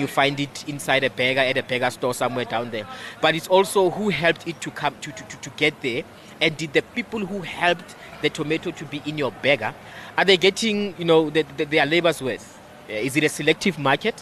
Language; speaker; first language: English; non-native, local second language; Northern Sotho